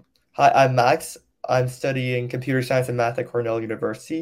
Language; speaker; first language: English; non-native, local second language; Cantonese